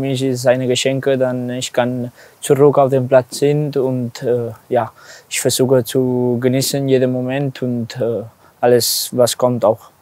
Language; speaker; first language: German; non-native, learner; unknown